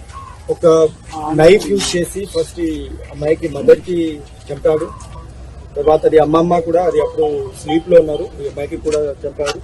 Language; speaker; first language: Telugu; non-native, local second language; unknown